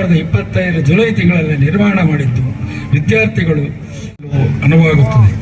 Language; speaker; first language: Kannada; native; Kannada